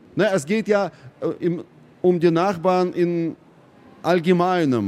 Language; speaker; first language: German; non-native, fluent; Russian